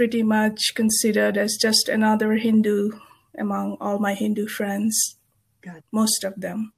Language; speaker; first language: English; non-native, local second language; Bangla